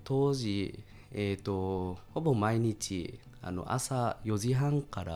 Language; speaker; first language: Japanese; non-native, fluent; Vietnamese